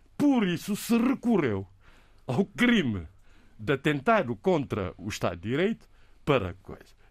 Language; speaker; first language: Portuguese; non-native, local second language; Kabuverdianu